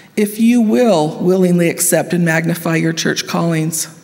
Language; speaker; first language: English; native; English